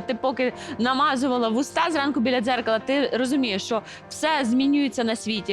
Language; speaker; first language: Ukrainian; native; Ukrainian